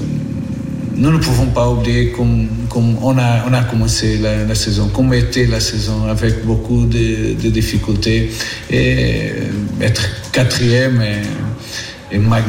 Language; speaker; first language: French; non-native, fluent; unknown